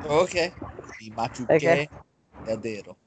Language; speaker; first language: Spanish; non-native, learner; English